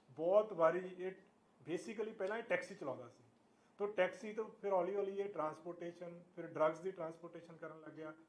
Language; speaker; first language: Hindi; non-native, local second language; Punjabi